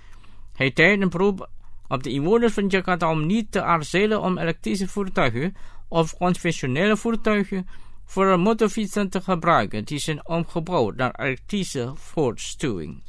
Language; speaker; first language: Dutch; non-native, fluent; Indonesian